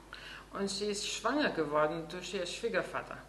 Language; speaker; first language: German; non-native, fluent; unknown